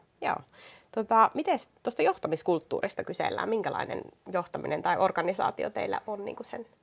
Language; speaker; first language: Finnish; native; Finnish